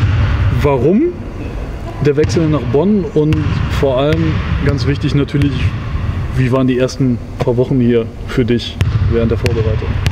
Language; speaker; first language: German; native; German